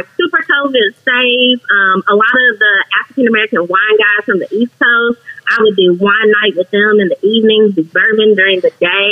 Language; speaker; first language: English; native; English